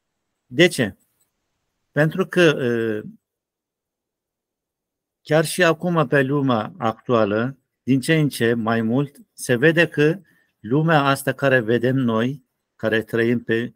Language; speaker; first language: Romanian; non-native, learner; Turkish